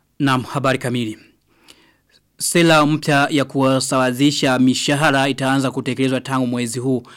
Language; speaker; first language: Swahili; non-native, local second language; Rundi